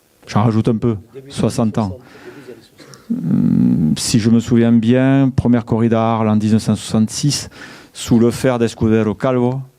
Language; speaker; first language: French; native; French